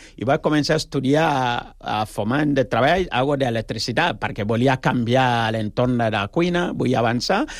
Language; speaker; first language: Catalan; non-native, fluent; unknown